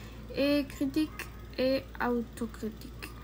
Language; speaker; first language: French; non-native, learner; Spanish